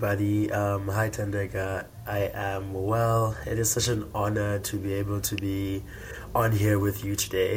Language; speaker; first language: English; non-native, local second language; Xhosa